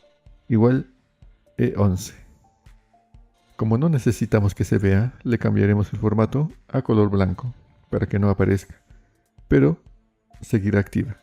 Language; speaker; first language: Spanish; native; Spanish